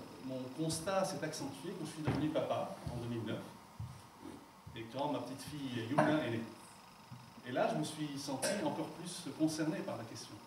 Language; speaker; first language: French; non-native, local second language; Arabic